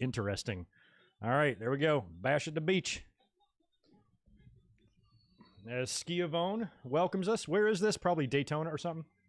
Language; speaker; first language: English; native; English